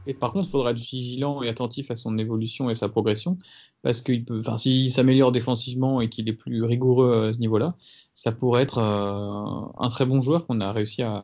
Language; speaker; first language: French; native; French